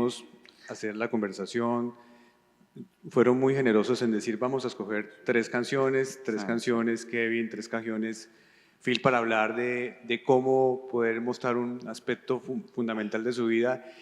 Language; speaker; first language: Spanish; native; Spanish